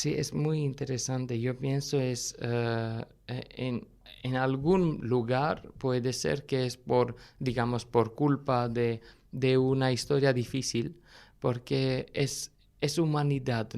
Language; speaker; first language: Spanish; non-native, fluent; Armenian